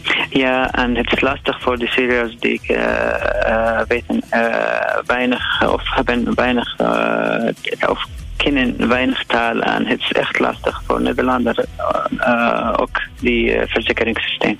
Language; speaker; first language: Dutch; non-native, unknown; Arabic